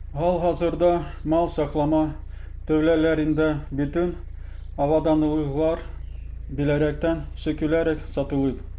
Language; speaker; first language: Azerbaijani; non-native, local second language; Russian